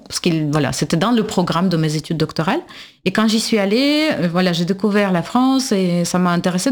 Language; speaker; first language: French; non-native, fluent; Russian